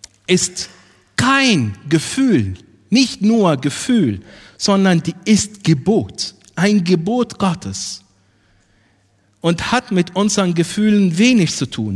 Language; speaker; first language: German; non-native, fluent; Arabic